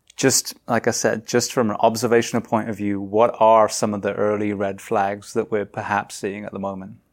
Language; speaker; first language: English; native; English